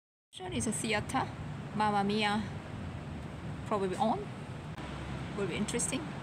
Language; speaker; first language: English; non-native, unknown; Korean